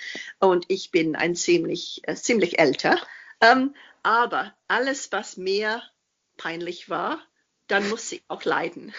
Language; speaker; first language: German; non-native, fluent; English